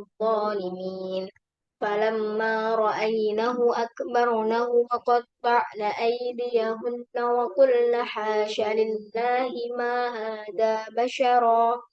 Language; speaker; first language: Arabic; non-native, learner; Indonesian